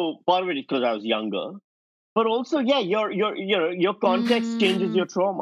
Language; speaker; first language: English; non-native, local second language; Urdu